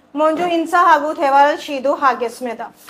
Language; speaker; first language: Korean; non-native, learner; Urdu